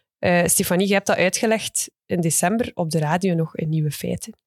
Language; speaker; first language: Dutch; native; Dutch